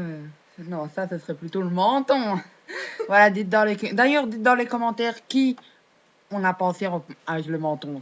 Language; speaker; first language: French; native; French